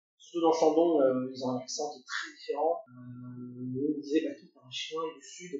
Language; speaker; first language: French; early bilingual, other home language; Cantonese